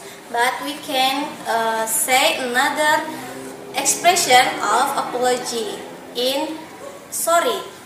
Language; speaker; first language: English; non-native, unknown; Indonesian